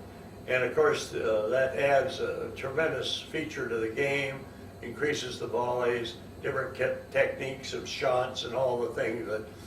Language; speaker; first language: English; native; English